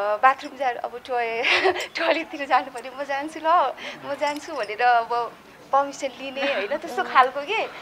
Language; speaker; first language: Nepali; non-native, local second language; Newari